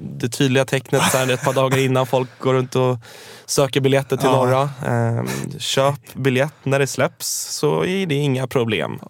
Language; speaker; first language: Swedish; native; Swedish